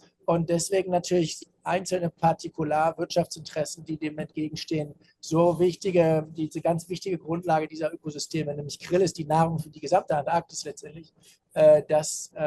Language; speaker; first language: German; native; German